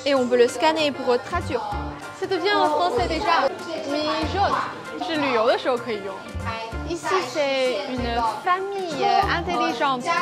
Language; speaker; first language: French; non-native, learner; Chinese